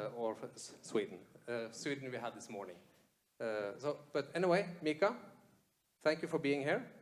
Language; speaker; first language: English; non-native, fluent; Norwegian